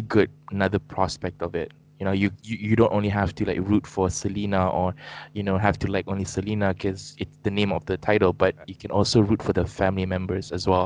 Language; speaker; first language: English; native; English